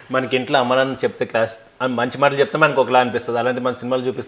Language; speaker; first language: Telugu; native; Telugu